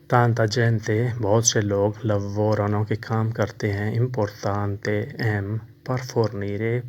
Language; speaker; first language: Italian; non-native, learner; Urdu